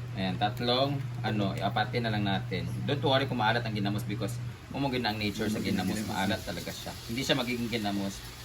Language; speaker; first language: Filipino; non-native, local second language; Cebuano